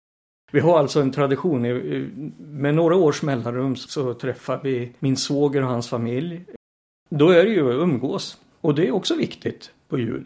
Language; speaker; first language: Swedish; native; Swedish